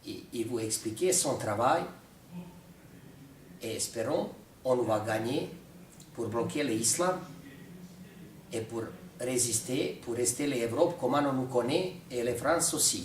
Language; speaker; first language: French; non-native, learner; Serbian